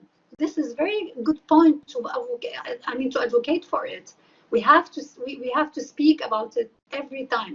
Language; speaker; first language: English; non-native, fluent; Arabic